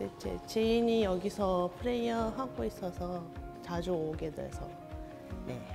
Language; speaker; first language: Korean; non-native, fluent; Japanese